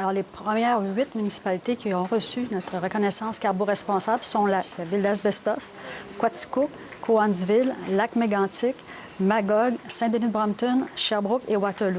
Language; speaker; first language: French; native; French